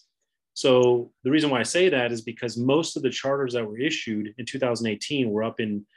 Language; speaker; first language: English; native; English